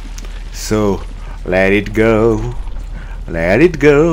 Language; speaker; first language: English; non-native, learner; French